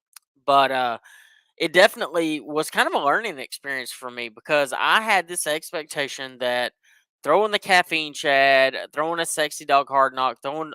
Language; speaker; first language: English; native; English